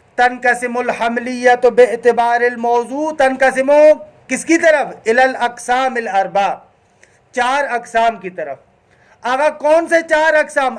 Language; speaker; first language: Urdu; non-native, local second language; Sindhi